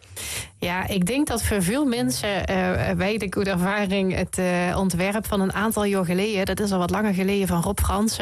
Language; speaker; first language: Dutch; native; Dutch